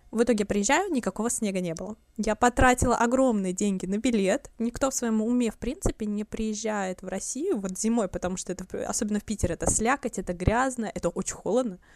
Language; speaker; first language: Russian; native; Russian